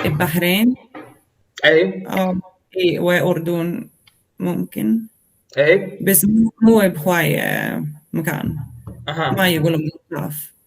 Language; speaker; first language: Arabic; non-native, learner; Swedish